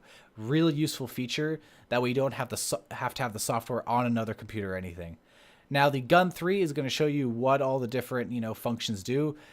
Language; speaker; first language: English; native; English